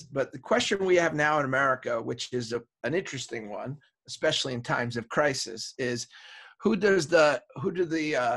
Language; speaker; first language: English; native; English